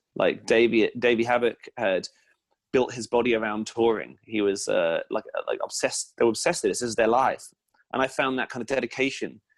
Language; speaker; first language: English; native; English